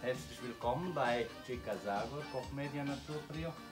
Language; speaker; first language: German; non-native, learner; Bosnian